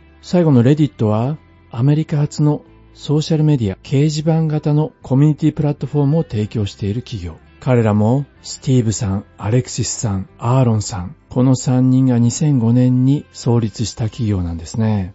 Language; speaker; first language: Japanese; native; Japanese